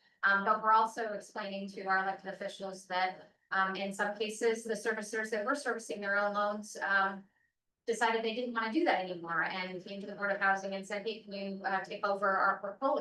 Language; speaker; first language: English; native; English